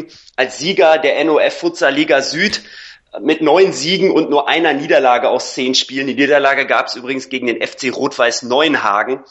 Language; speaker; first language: German; native; German